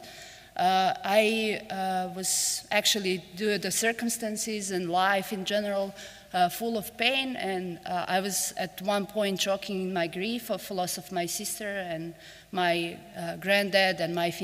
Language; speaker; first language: English; non-native, fluent; Serbian